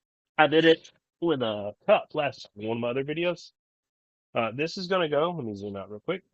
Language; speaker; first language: English; native; English